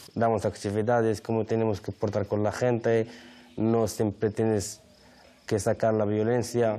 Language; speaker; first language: Spanish; non-native, learner; Arabic